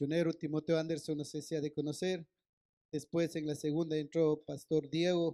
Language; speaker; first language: Spanish; non-native, local second language; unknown